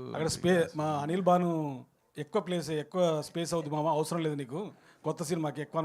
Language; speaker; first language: Telugu; native; Telugu